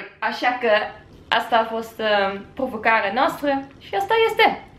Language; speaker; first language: Romanian; non-native, learner; Dutch